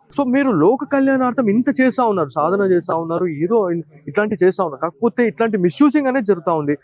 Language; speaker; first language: Telugu; native; Telugu